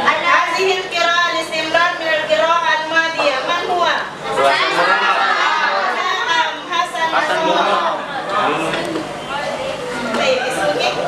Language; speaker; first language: Arabic; non-native, fluent; Indonesian